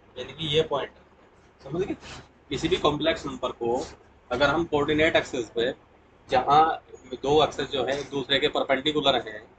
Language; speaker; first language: Hindi; native; Hindi